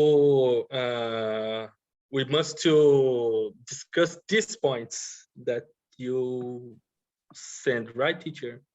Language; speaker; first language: English; non-native, learner; Portuguese